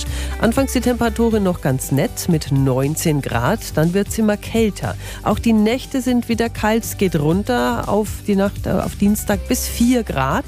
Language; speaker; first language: German; native; German